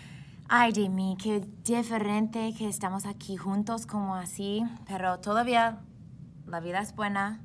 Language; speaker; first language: Spanish; non-native, fluent; English